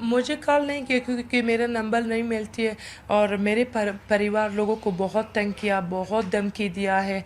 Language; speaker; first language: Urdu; non-native, learner; Persian